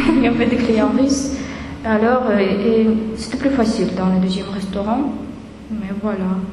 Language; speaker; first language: French; non-native, fluent; Russian